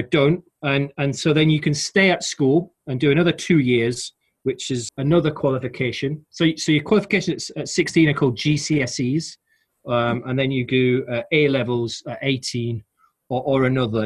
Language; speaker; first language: English; native; English